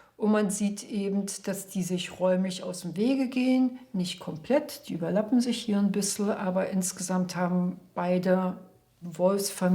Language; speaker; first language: German; native; German